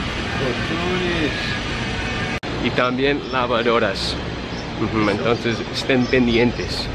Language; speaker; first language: Spanish; non-native, fluent; English